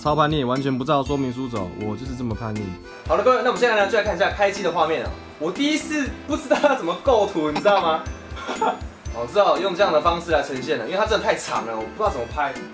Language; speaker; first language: Chinese; native; Chinese